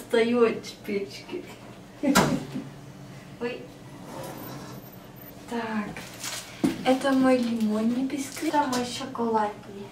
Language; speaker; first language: Russian; early bilingual, heritage; German